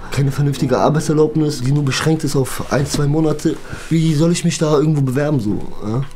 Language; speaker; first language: German; early bilingual, other home language; Kurdish